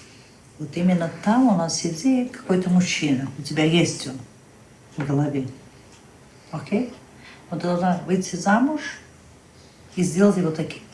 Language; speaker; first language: Russian; native; Russian